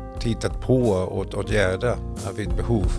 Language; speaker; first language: Swedish; non-native, fluent; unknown